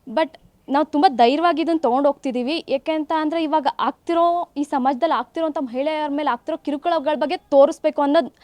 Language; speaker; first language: Kannada; native; Kannada